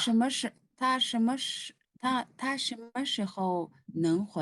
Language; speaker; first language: Chinese; non-native, learner; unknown